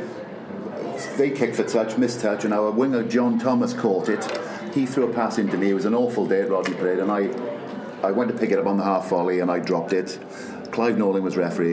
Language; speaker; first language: English; native; English